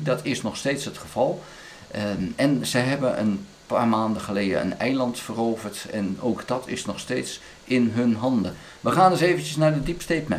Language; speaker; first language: Dutch; native; Dutch